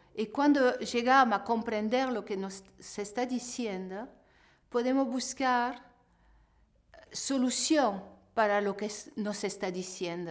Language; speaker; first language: Spanish; non-native, fluent; French